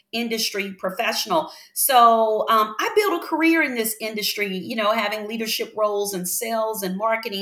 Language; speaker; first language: English; native; English